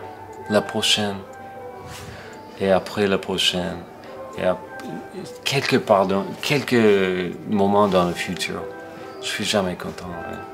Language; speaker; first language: French; non-native, fluent; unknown